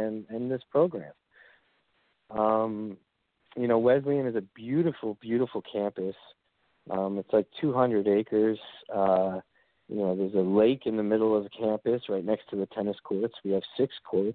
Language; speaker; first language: English; native; English